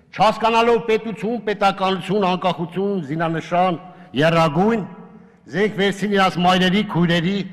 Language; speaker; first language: Armenian; native; Armenian